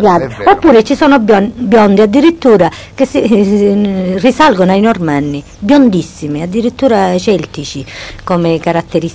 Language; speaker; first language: Italian; native; Italian